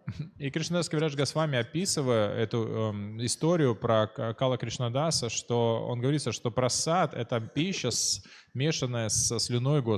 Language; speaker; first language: Russian; native; Russian